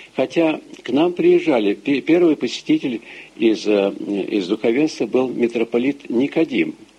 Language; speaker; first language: Russian; early bilingual, heritage; Russian